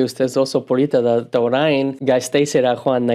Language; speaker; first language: Basque; non-native, learner; English